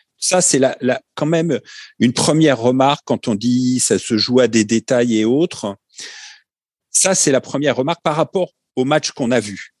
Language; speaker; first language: French; native; French